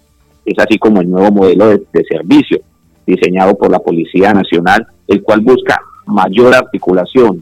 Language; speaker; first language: Spanish; native; Spanish